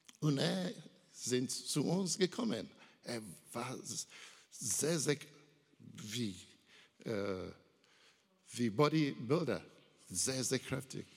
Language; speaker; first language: German; non-native, learner; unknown